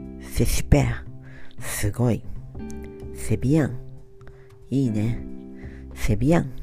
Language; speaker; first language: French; non-native, learner; Japanese